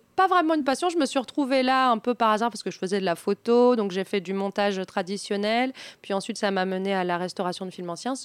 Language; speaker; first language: French; native; French